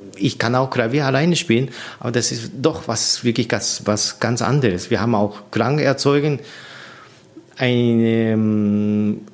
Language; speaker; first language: German; non-native, learner; Japanese